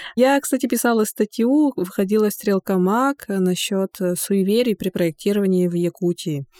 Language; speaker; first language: Russian; non-native, local second language; Yakut